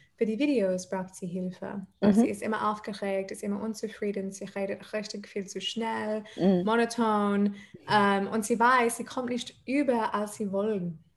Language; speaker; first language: German; non-native, fluent; English